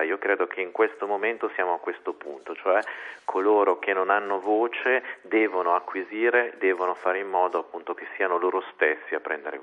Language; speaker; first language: Italian; native; Italian